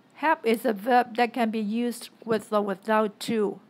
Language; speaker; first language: English; non-native, local second language; Cantonese